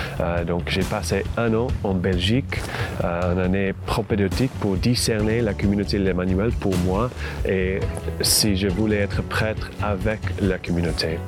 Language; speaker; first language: French; non-native, fluent; English